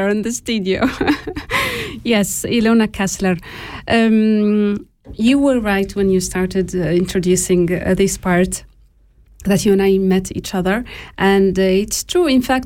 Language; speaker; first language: English; non-native, fluent; Arabic